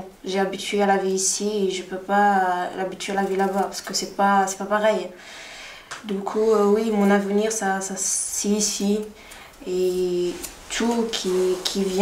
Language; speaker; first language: French; non-native, learner; Arabic